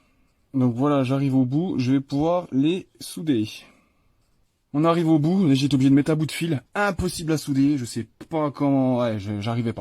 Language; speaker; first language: French; native; French